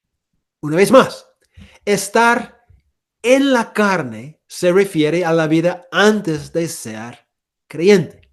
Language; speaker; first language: Spanish; non-native, fluent; English